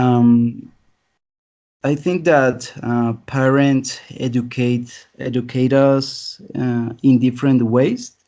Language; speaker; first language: English; non-native, learner; Spanish